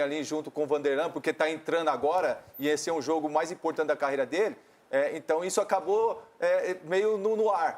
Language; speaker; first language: Portuguese; native; Portuguese